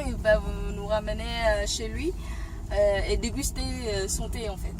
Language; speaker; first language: French; non-native, fluent; Vietnamese